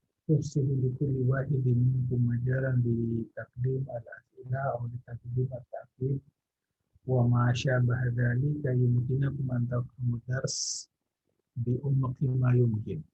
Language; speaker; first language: Arabic; non-native, fluent; Indonesian